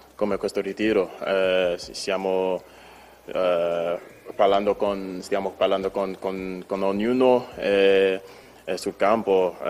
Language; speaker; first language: Italian; non-native, learner; English